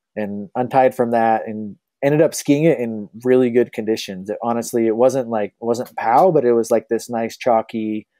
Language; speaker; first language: English; native; English